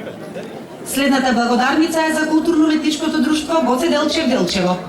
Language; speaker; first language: Macedonian; native; Macedonian